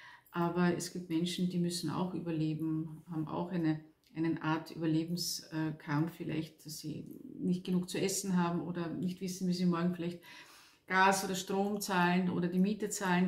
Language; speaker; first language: German; native; German